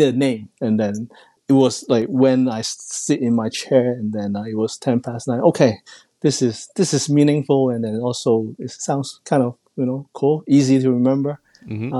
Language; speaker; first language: English; non-native, local second language; Cantonese